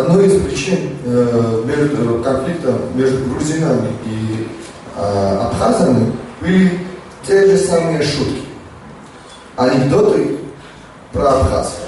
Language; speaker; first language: Russian; non-native, fluent; Georgian